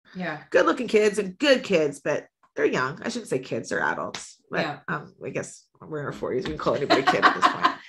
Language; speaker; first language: English; native; English